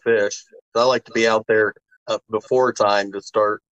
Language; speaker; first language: English; native; English